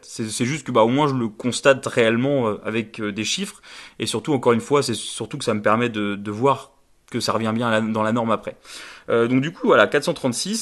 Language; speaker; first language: French; native; French